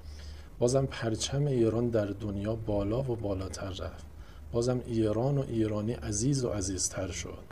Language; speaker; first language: Persian; native; Persian